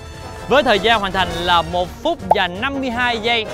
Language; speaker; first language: Vietnamese; native; Vietnamese